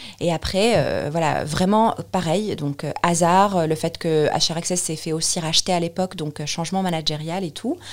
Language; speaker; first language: French; non-native, local second language; Arabic